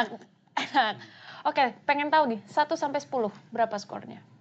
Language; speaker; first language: Indonesian; native; Indonesian